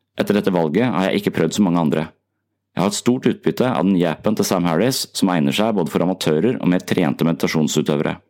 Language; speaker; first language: Norwegian; native; Norwegian